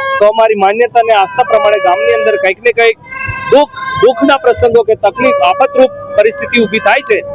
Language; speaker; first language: Gujarati; non-native, local second language; Rathawi